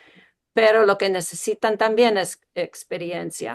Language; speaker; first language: Spanish; early bilingual, heritage; Spanish